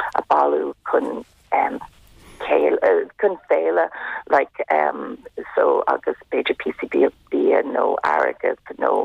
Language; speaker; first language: Irish; non-native, local second language; English